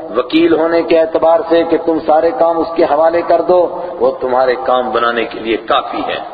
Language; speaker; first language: Urdu; non-native, local second language; Punjabi